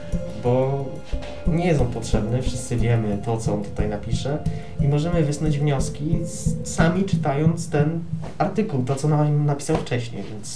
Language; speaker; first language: Polish; native; Polish